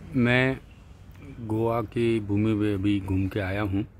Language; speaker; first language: Hindi; non-native, local second language; Gujarati